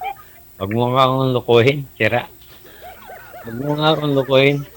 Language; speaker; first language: Filipino; non-native, local second language; Cebuano